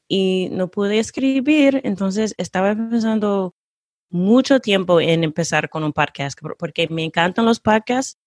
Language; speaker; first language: Spanish; non-native, fluent; English